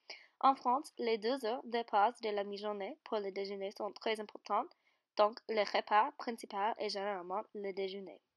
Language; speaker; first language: French; non-native, learner; English